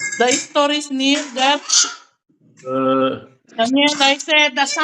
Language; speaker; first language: English; non-native, local second language; Filipino